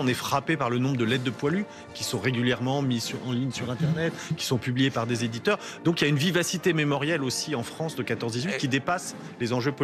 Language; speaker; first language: French; native; French